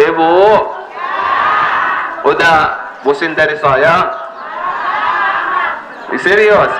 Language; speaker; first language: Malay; non-native, learner; Arabic